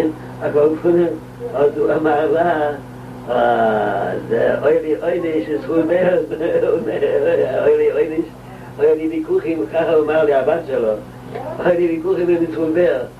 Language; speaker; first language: Hebrew; non-native, local second language; Yiddish